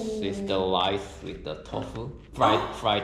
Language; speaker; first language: English; non-native, learner; Korean